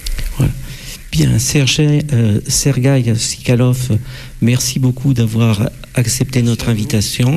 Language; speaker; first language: French; native; French